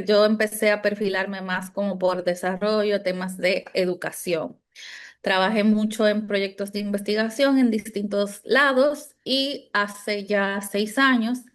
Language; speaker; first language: Spanish; native; Spanish